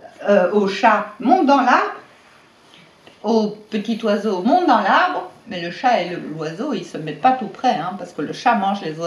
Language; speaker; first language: French; native; French